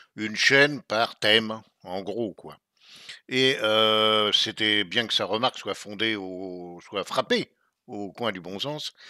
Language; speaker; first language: French; native; French